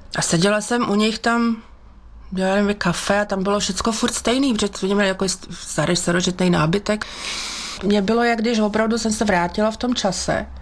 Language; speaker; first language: Czech; native; Czech